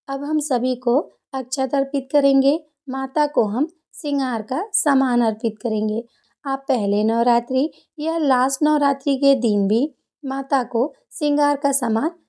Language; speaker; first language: Hindi; native; Hindi